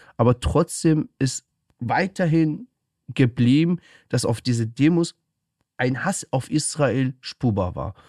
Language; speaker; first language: German; early bilingual, other home language; Persian